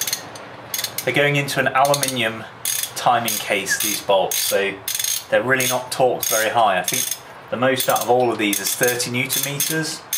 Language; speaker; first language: English; native; English